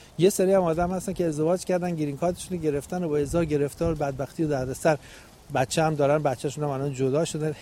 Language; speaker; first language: Persian; native; Persian